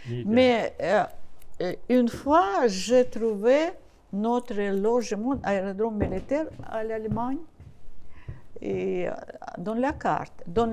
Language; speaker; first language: French; non-native, learner; Russian